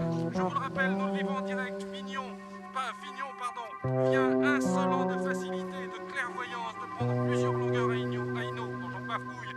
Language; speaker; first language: French; native; French